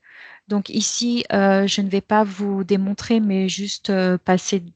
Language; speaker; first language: French; native; French